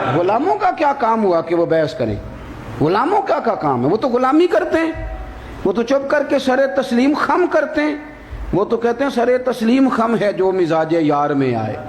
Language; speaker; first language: Urdu; non-native, local second language; Punjabi